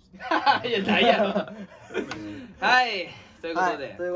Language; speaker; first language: Japanese; native; Japanese